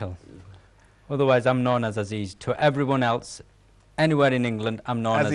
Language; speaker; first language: English; native; English